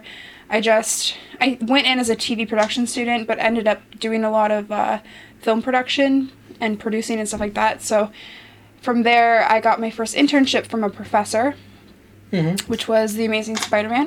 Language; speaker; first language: English; native; English